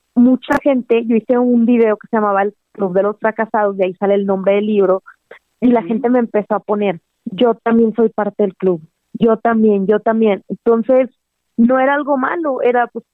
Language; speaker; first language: Spanish; native; Spanish